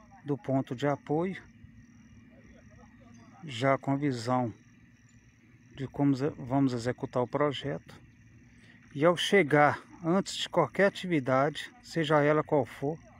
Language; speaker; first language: Portuguese; native; Portuguese